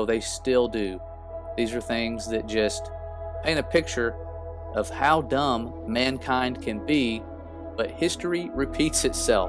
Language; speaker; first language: English; native; English